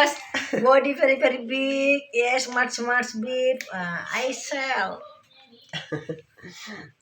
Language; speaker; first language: English; non-native, learner; Indonesian